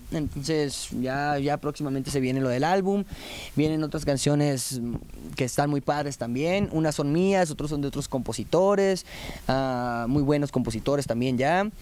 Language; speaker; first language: Spanish; native; Spanish